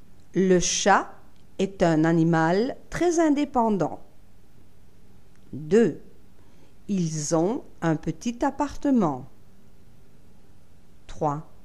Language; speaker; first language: French; non-native, fluent; Italian